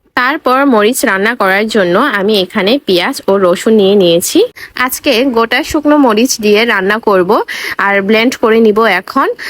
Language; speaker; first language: Bangla; non-native, local second language; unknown